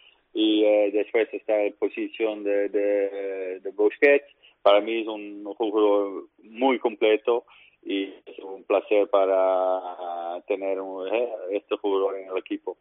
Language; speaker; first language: Spanish; non-native, learner; Dutch